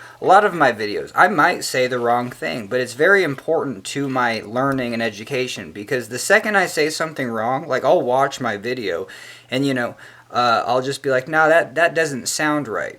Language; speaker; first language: English; native; English